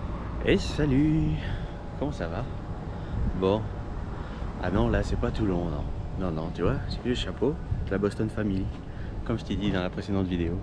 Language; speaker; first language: French; native; French